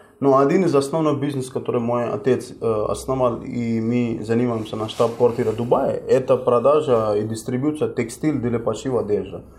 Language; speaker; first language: Russian; non-native, fluent; Hindi